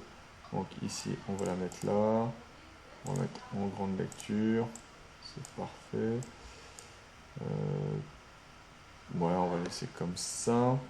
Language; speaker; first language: French; native; French